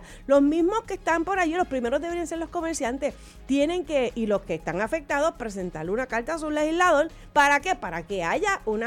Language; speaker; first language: Spanish; native; Spanish